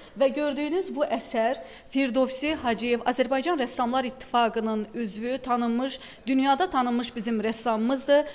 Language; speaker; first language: Azerbaijani; native; Azerbaijani